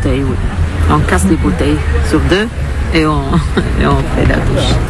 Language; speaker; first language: French; non-native, local second language; Arabic